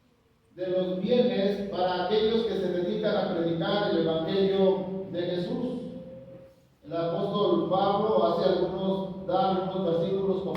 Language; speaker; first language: Spanish; native; Spanish